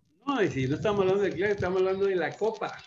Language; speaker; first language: Spanish; native; Spanish